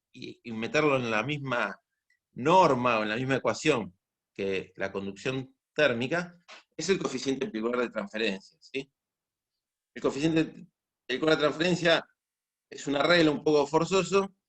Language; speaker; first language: Spanish; native; Spanish